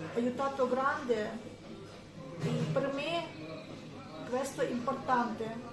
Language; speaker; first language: Italian; non-native, learner; Ukrainian